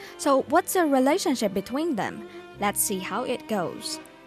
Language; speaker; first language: English; non-native, fluent; Chinese